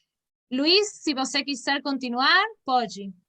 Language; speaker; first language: Portuguese; non-native, fluent; Spanish